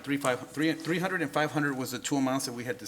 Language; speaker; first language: English; native; English